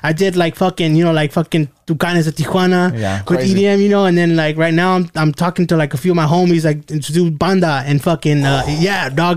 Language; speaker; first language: English; native; English